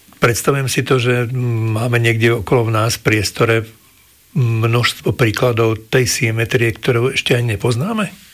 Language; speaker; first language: Slovak; native; Slovak